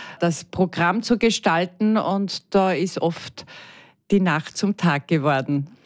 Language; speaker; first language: German; native; German